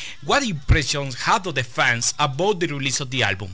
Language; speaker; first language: English; non-native, learner; Spanish